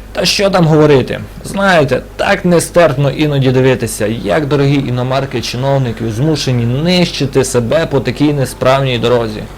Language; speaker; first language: Ukrainian; native; Ukrainian